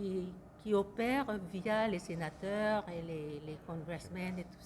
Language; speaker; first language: French; non-native, fluent; Lao